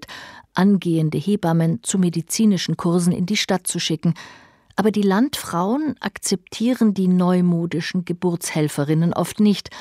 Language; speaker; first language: German; native; German